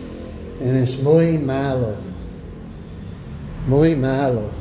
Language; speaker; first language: Spanish; non-native, learner; English